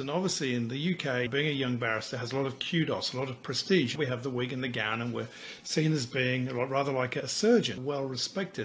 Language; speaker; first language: English; native; English